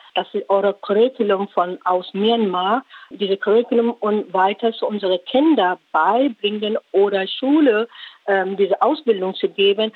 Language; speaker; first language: German; non-native, learner; Rohingya